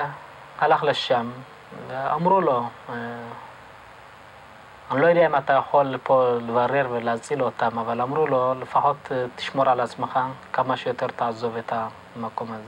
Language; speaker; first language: Hebrew; early bilingual, other home language; Amharic